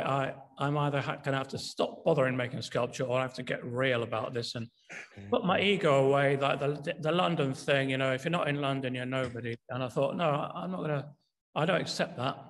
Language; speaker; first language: English; native; English